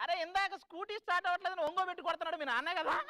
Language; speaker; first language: Telugu; native; Telugu